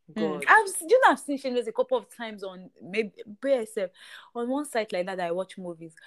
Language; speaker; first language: English; non-native, local second language; Yoruba